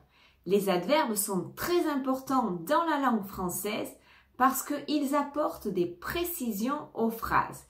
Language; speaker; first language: French; native; French